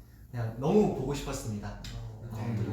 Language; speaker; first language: Korean; native; Korean